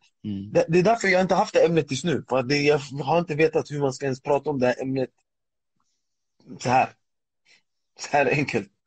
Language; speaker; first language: Swedish; early bilingual, other home language; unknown